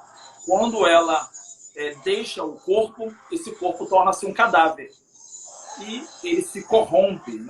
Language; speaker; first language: Portuguese; native; Portuguese